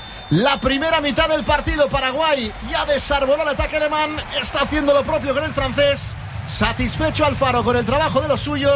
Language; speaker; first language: Spanish; native; Spanish